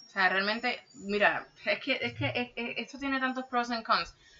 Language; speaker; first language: Spanish; early bilingual, heritage; Spanish